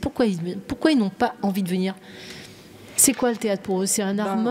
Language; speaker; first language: French; native; French